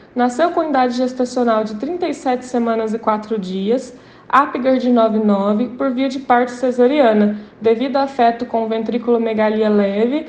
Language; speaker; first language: Portuguese; native; Portuguese